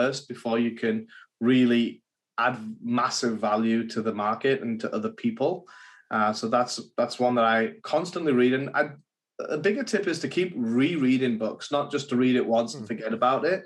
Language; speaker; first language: English; native; English